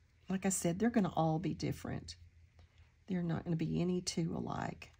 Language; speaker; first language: English; native; English